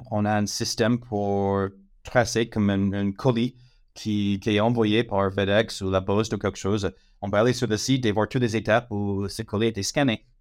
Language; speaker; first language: French; non-native, fluent; English